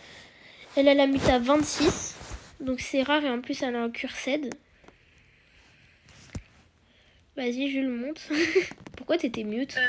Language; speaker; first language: French; native; French